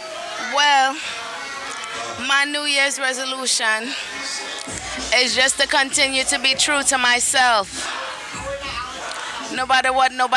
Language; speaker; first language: English; native; English